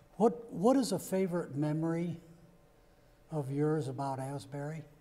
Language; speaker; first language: English; native; English